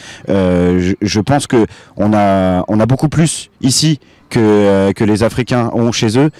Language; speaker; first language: French; native; French